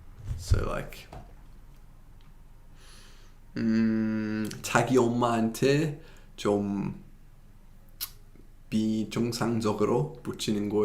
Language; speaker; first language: Korean; non-native, fluent; English